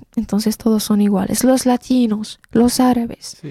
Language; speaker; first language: Spanish; non-native, fluent; Arabic